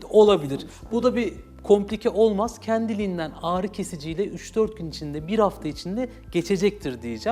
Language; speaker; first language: Turkish; native; Turkish